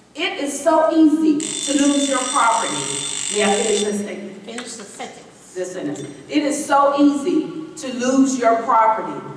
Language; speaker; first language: English; native; English